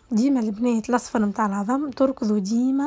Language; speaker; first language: Arabic; native; Arabic